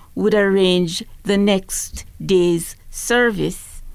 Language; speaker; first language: English; native; English